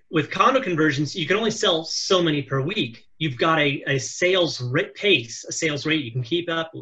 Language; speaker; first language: English; native; English